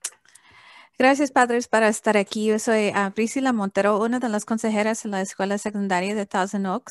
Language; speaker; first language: Spanish; early bilingual, heritage; English